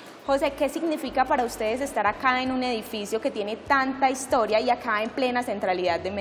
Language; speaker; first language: Spanish; native; Spanish